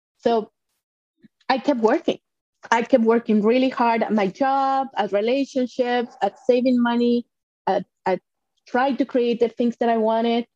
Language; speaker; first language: English; non-native, fluent; Spanish